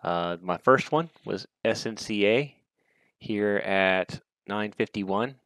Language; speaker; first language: English; native; English